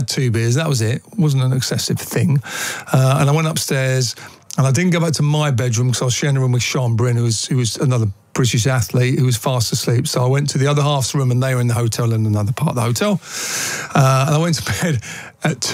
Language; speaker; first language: English; native; English